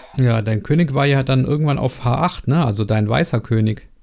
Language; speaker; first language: German; native; German